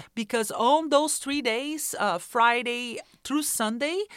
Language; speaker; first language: English; non-native, fluent; Portuguese